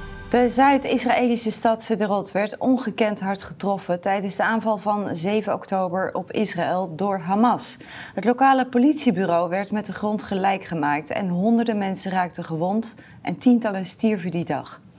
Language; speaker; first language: Dutch; native; Dutch